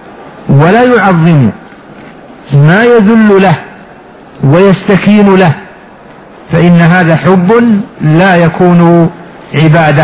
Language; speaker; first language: Arabic; native; Arabic